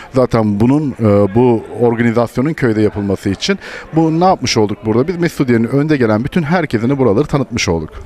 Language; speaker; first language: Turkish; native; Turkish